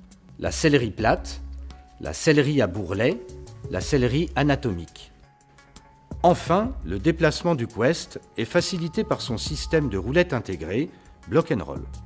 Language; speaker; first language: French; native; French